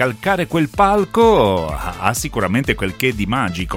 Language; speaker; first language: Italian; native; Italian